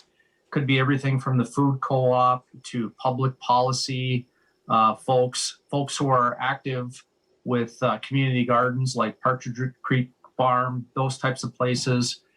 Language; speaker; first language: English; native; English